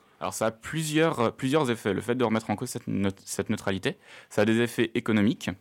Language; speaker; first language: French; native; French